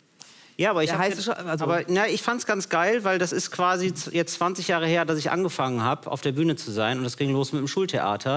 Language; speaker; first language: German; native; German